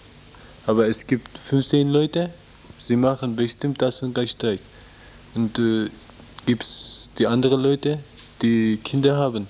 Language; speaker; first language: German; non-native, learner; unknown